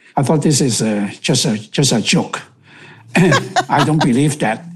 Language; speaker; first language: English; non-native, local second language; Cantonese